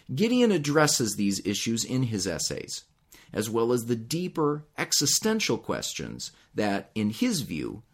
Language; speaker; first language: English; native; English